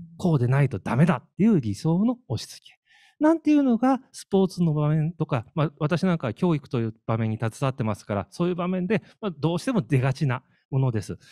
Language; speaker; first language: Japanese; native; Japanese